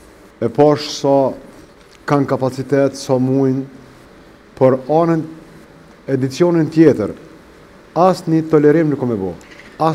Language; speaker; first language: Albanian; native; Albanian